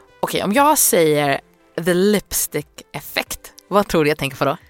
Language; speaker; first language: Swedish; native; Swedish